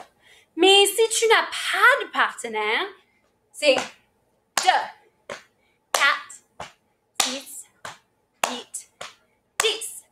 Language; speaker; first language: French; non-native, fluent; English